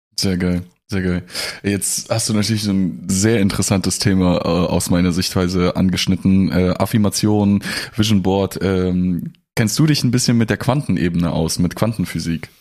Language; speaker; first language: German; non-native, fluent; Russian